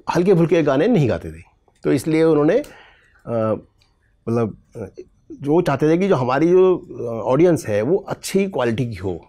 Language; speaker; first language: Hindi; native; Hindi